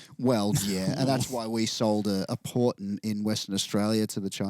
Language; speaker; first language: English; native; English